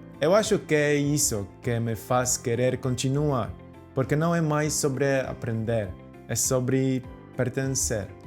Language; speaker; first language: Portuguese; non-native, fluent; Polish